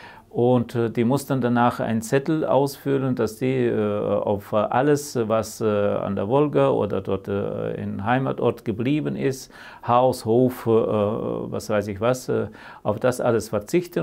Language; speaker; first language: German; early bilingual, heritage; German